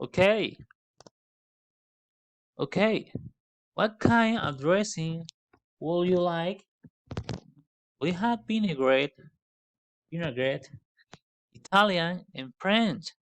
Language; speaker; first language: English; non-native, learner; Spanish